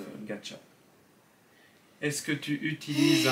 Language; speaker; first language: French; native; French